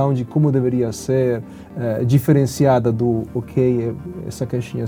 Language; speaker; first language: Portuguese; non-native, fluent; Italian